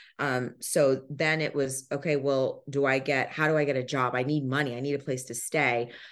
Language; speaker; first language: English; early bilingual, other home language; Lingala